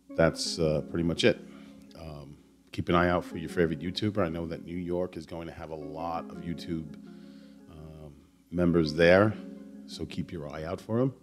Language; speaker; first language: English; native; English